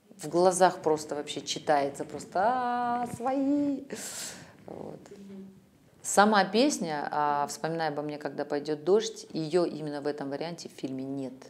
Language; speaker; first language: Russian; native; Russian